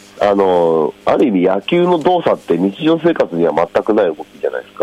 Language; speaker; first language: Japanese; native; Japanese